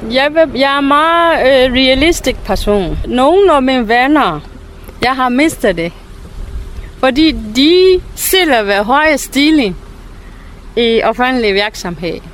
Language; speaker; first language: Danish; non-native, fluent; Burmese